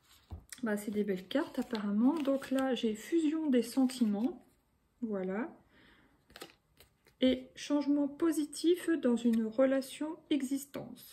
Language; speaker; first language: French; native; French